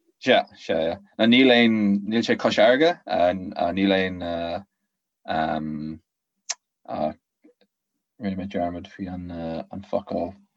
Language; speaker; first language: Irish; native; Irish